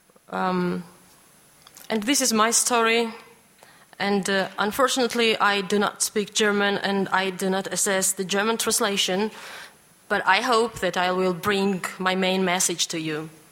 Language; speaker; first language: English; non-native, fluent; Georgian